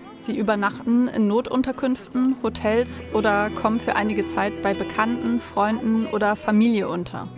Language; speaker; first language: German; native; German